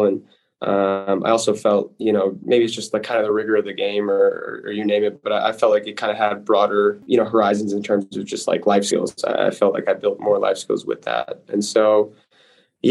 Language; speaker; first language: English; native; English